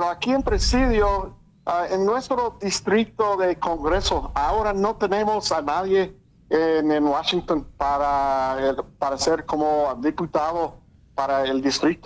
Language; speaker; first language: Spanish; early bilingual, heritage; English